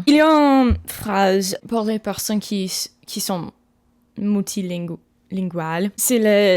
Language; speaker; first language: French; non-native, learner; English